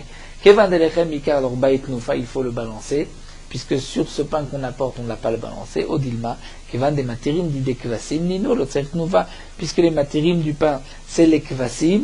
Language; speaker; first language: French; native; French